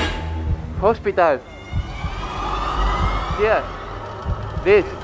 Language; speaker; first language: English; non-native, learner; Spanish